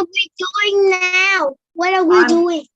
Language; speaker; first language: English; non-native, learner; Vietnamese